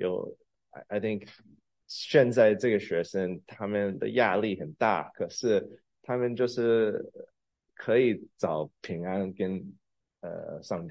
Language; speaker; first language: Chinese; non-native, learner; English